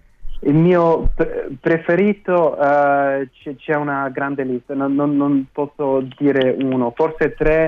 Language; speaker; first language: Italian; non-native, fluent; German